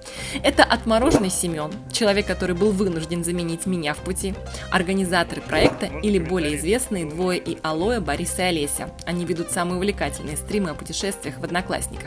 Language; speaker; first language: Russian; native; Russian